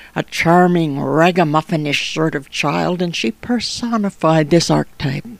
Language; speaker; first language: English; native; English